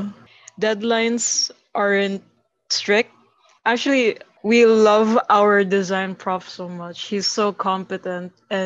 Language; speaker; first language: English; non-native, local second language; Filipino